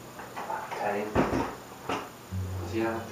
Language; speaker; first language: Hebrew; non-native, learner; English